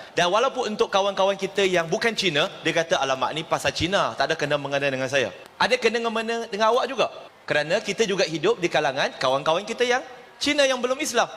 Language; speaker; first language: Malay; non-native, local second language; Chinese